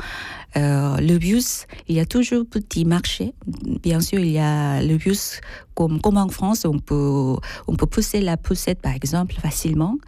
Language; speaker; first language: French; non-native, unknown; Korean